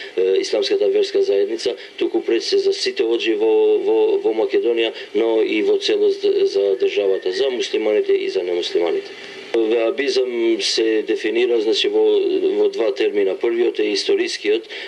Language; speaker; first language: Macedonian; non-native, local second language; Albanian